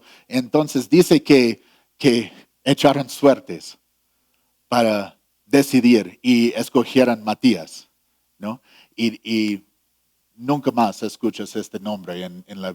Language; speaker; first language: Spanish; non-native, fluent; English